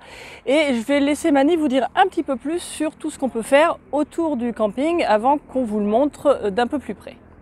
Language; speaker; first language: French; native; French